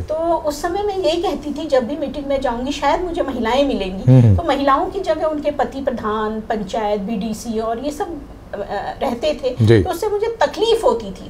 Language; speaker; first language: Hindi; native; Hindi